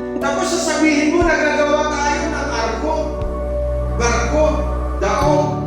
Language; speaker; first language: Filipino; non-native, local second language; Iloko